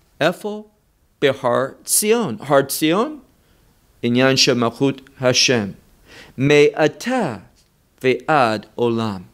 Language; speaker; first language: Hebrew; non-native, fluent; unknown